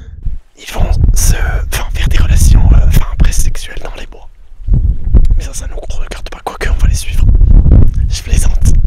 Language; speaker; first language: French; native; French